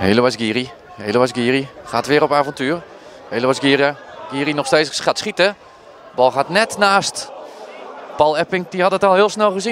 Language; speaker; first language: Dutch; native; Dutch